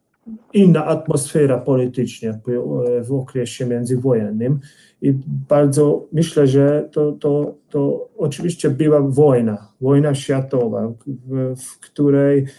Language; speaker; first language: Polish; non-native, fluent; Hungarian